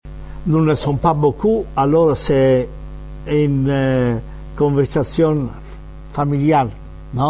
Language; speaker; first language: French; non-native, fluent; Italian